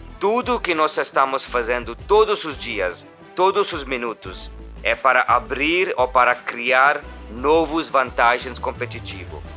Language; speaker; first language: Portuguese; non-native, learner; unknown